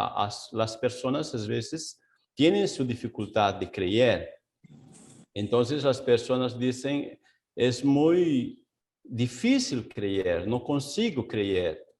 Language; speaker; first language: Spanish; non-native, fluent; Portuguese